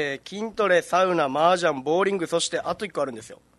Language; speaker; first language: Japanese; native; Japanese